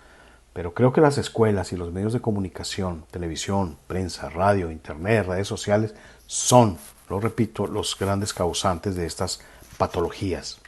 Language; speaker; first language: Spanish; native; Spanish